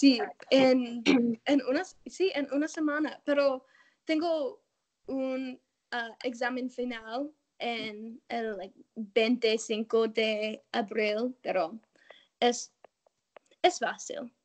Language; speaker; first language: Spanish; non-native, learner; English